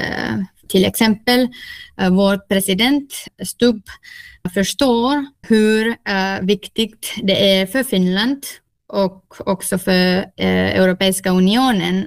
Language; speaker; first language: Swedish; non-native, local second language; Finnish